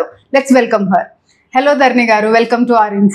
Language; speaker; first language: Telugu; native; Telugu